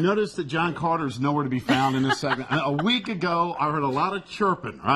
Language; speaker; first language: English; native; English